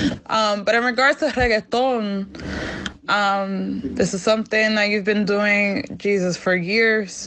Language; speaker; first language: English; early bilingual, other home language; Spanish